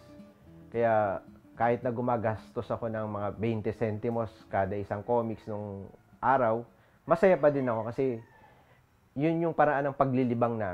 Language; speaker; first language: Filipino; native; Filipino